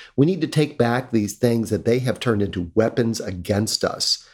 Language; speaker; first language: English; native; English